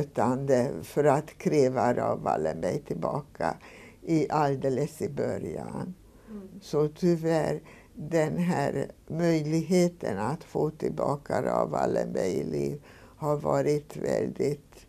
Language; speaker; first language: Swedish; non-native, fluent; Hungarian